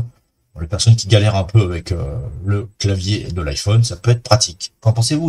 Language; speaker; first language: French; native; French